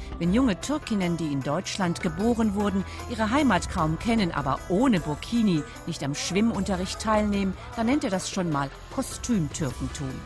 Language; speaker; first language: German; native; German